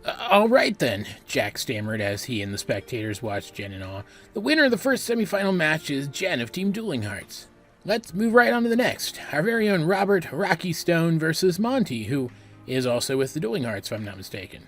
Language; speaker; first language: English; native; English